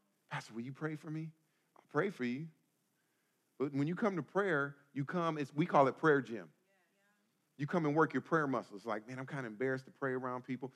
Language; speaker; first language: English; native; English